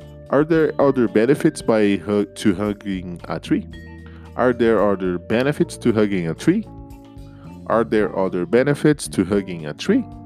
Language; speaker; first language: English; non-native, fluent; Portuguese